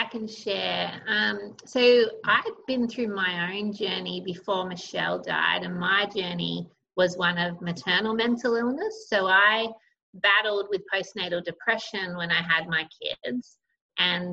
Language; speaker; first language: English; native; English